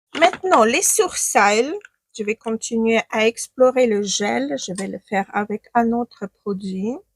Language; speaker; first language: French; non-native, fluent; Ukrainian